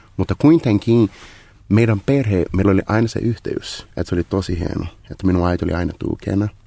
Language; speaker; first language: Finnish; non-native, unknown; Portuguese